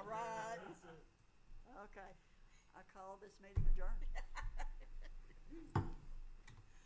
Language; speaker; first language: English; native; English